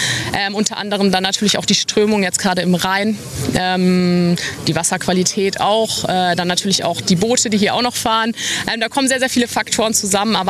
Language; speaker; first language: German; native; German